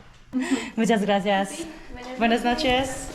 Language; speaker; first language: Spanish; non-native, learner; Korean